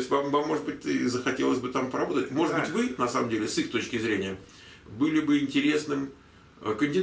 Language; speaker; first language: Russian; native; Russian